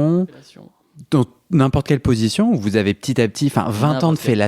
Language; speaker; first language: French; native; French